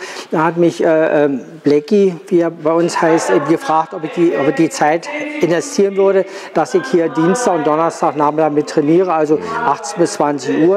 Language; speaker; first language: German; native; German